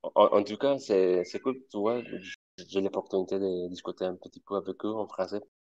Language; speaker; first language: French; non-native, fluent; Spanish